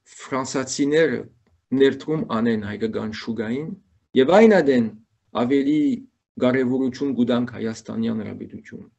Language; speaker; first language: Armenian; native; Armenian